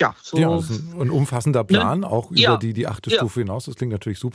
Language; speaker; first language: German; native; German